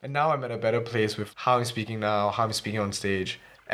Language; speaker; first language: English; early bilingual, other home language; Chinese